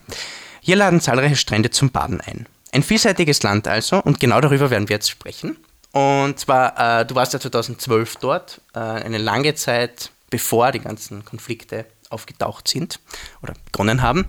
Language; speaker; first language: German; native; German